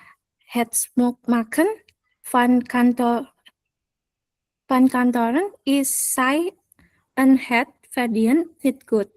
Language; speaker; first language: Dutch; non-native, learner; Indonesian